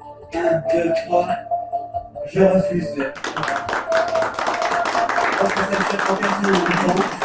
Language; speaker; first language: French; native; French